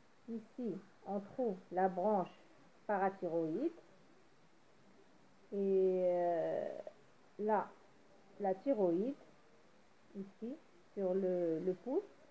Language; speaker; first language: French; non-native, local second language; Arabic